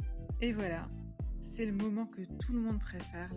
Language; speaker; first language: French; native; French